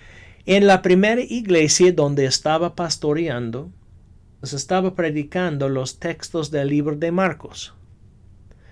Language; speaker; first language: Spanish; non-native, fluent; English